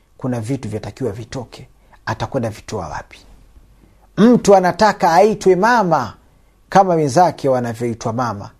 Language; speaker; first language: Swahili; native; Swahili